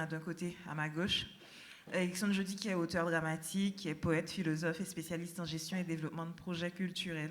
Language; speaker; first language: French; non-native, local second language; Haitian Creole